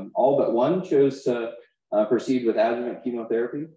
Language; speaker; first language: English; native; English